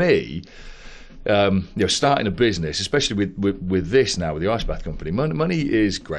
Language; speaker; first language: English; native; English